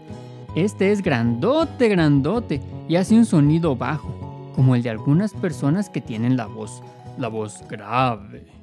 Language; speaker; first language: Spanish; native; Spanish